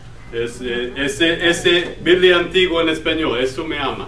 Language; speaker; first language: Spanish; non-native, learner; English